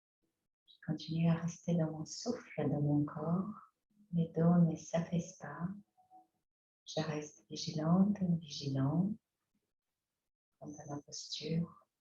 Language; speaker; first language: French; native; French